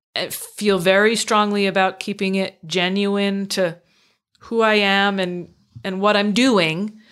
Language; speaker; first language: English; native; English